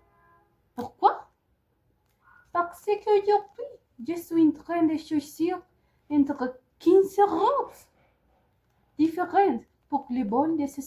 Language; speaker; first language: French; non-native, learner; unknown